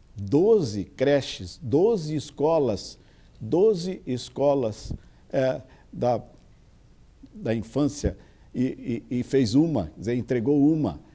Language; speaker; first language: Portuguese; native; Portuguese